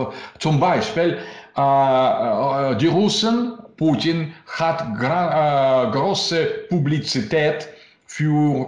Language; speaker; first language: German; non-native, learner; Russian